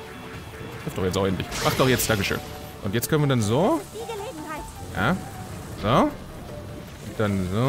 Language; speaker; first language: German; native; German